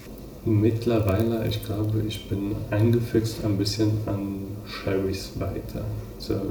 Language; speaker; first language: German; non-native, fluent; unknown